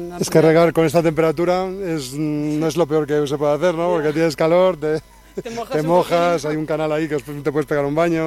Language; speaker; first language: Spanish; native; Spanish